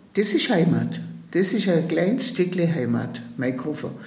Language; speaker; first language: German; native; German